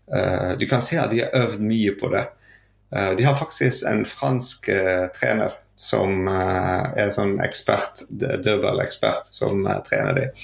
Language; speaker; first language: Norwegian; non-native, fluent; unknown